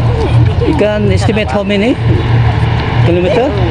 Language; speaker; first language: English; early bilingual, heritage; English